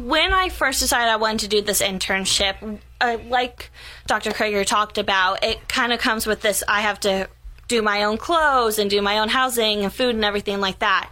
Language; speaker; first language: English; native; English